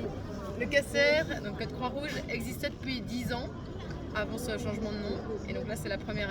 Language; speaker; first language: French; native; French